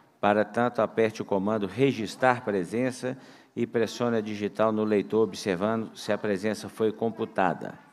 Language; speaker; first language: Portuguese; native; Portuguese